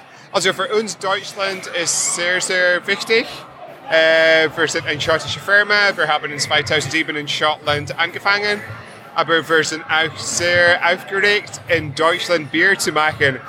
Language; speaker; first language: German; non-native, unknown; English